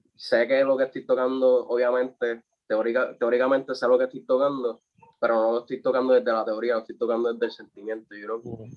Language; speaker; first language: Spanish; native; Spanish